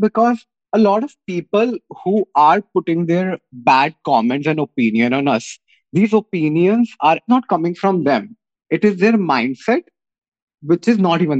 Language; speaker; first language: English; non-native, local second language; Hindi